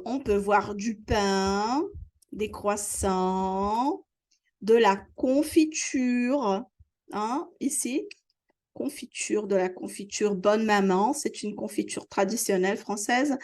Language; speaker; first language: French; non-native, fluent; Portuguese